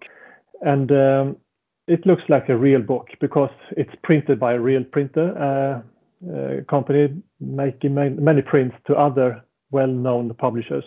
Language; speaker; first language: English; non-native, fluent; Swedish